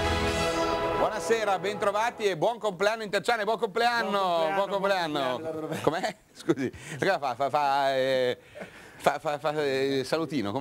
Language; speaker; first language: Italian; native; Italian